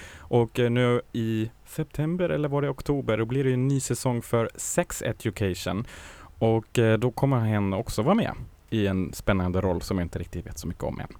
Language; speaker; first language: Swedish; non-native, fluent; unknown